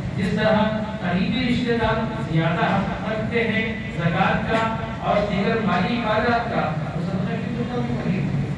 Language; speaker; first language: Urdu; native; Urdu